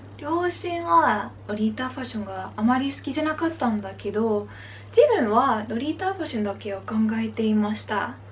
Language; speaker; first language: Japanese; non-native, learner; Dutch